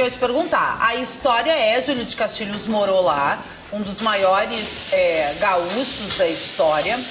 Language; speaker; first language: Portuguese; native; Portuguese